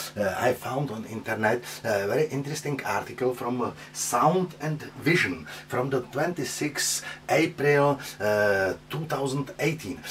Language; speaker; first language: English; non-native, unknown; Czech